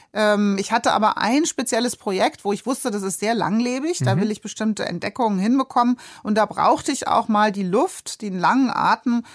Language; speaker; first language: German; native; German